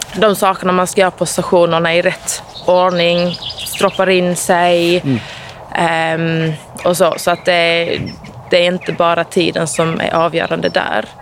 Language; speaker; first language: Swedish; native; Swedish